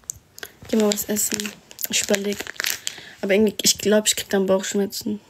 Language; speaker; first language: German; early bilingual, other home language; Arabic